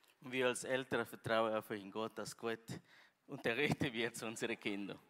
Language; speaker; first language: German; non-native, learner; Spanish